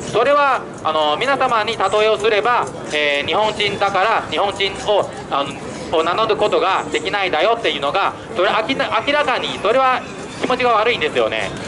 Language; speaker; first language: Japanese; non-native, fluent; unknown